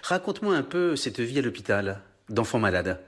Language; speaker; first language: French; native; French